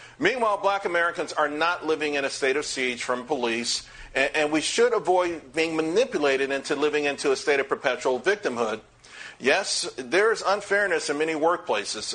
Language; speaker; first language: English; native; English